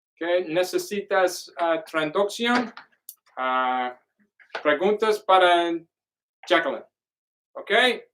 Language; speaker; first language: Spanish; non-native, learner; English